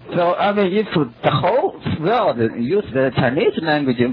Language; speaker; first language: English; non-native, learner; Chinese